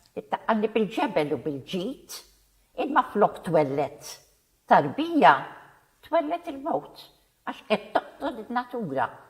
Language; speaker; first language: Maltese; non-native, local second language; English